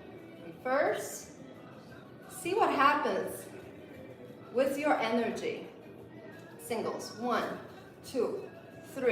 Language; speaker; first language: English; non-native, fluent; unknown